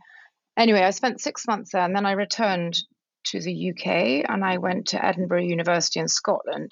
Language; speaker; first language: English; native; English